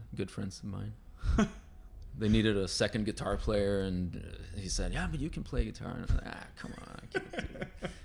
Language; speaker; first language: English; non-native, fluent; Spanish